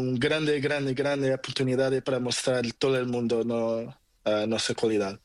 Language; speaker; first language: Spanish; non-native, learner; Portuguese